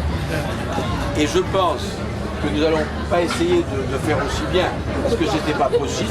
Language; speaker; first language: French; native; French